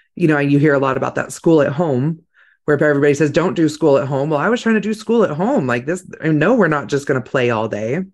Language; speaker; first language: English; native; English